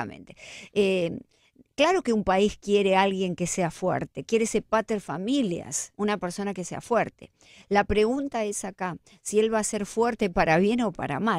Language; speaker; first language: Spanish; native; Spanish